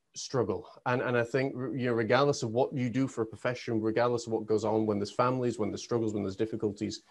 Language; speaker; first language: English; native; English